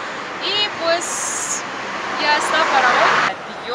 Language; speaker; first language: Spanish; non-native, fluent; Russian